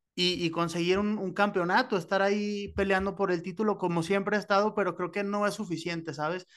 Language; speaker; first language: Spanish; native; Spanish